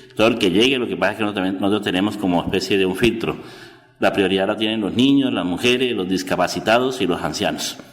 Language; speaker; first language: Spanish; native; Spanish